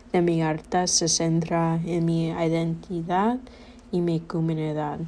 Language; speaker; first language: Spanish; early bilingual, other home language; English